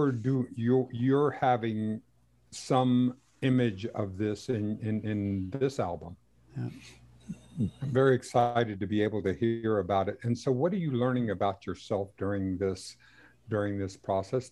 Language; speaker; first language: English; non-native, fluent; Spanish